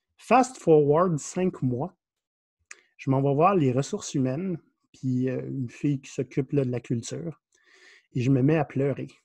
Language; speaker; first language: French; native; French